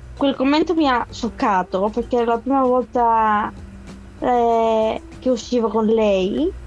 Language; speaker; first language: Italian; non-native, fluent; Greek